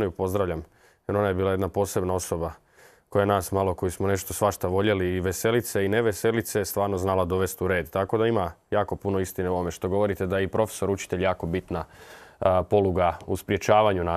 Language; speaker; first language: Serbian; native; Serbian